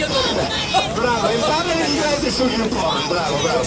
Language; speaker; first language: Italian; non-native, fluent; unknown